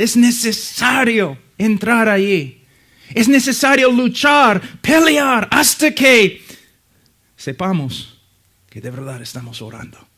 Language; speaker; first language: Spanish; non-native, fluent; English